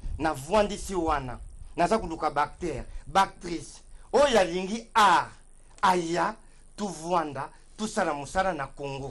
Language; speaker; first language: Lingala; non-native, local second language; Kituba (Democratic Republic of Congo)